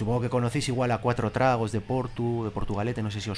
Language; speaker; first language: Spanish; native; Spanish